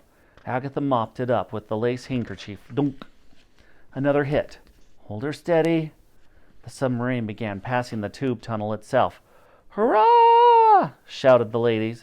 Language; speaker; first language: English; native; English